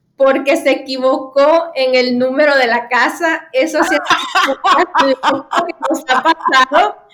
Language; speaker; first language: Spanish; native; Spanish